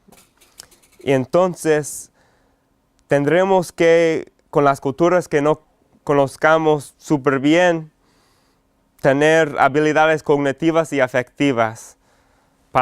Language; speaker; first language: Spanish; non-native, fluent; English